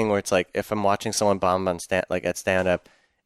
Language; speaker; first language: English; native; English